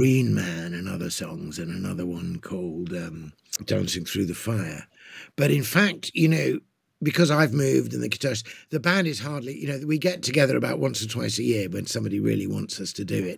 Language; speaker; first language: English; native; English